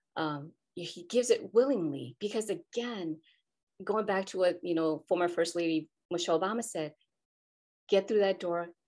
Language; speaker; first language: English; native; English